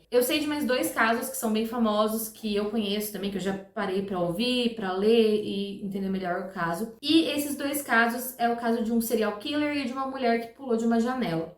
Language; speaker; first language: Portuguese; native; Portuguese